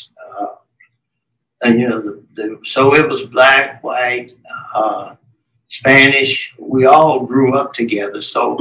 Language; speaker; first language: English; native; English